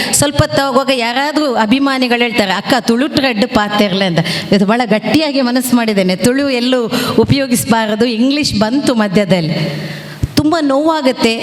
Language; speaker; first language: Kannada; non-native, local second language; Tulu